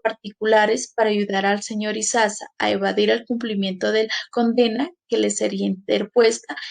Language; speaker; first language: Spanish; native; Spanish